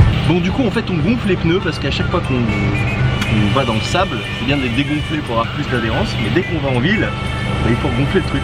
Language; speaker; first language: French; native; French